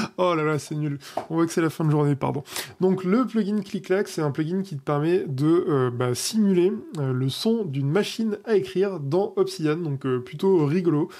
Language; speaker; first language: French; native; French